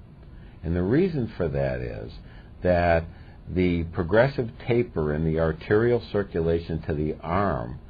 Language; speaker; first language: English; native; English